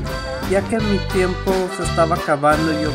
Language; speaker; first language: Spanish; non-native, learner; English